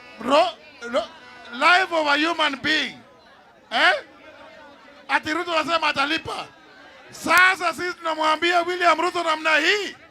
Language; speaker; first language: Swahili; non-native, local second language; Kikuyu